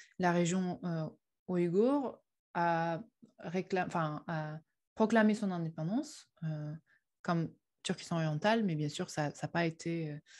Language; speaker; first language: French; non-native, fluent; Uyghur